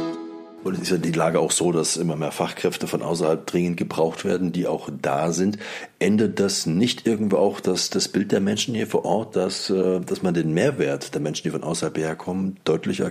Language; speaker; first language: German; native; German